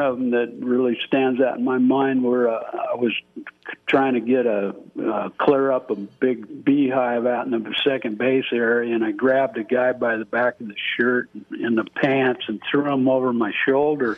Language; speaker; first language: English; native; English